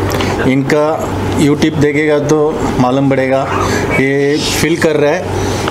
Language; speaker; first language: Hindi; non-native, local second language; Tamil